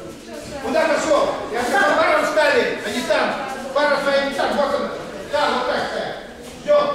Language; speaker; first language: Russian; native; Russian